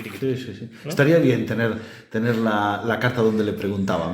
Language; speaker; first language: Spanish; native; Spanish